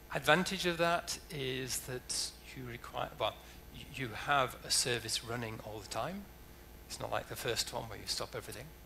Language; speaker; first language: English; native; English